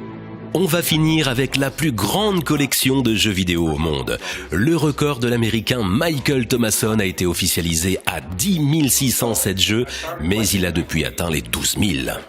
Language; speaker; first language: French; native; French